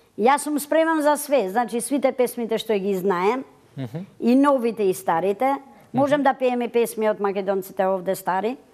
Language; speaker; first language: Macedonian; early bilingual, heritage; Macedonian